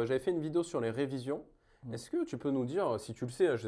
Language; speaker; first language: French; native; French